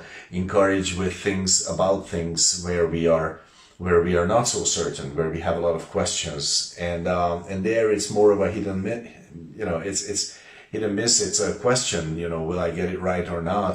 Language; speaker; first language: English; non-native, fluent; Hungarian